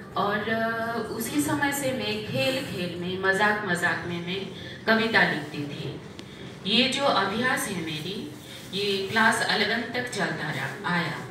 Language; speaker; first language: Hindi; non-native, local second language; Manipuri